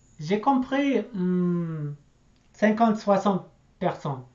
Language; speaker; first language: French; non-native, learner; English